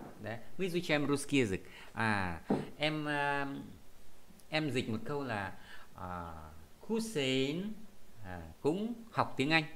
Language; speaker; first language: Vietnamese; native; Vietnamese